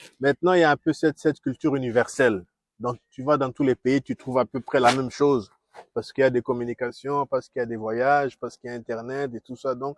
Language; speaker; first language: French; non-native, local second language; Kongo